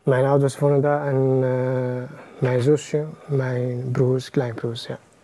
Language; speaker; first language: Dutch; non-native, learner; Arabic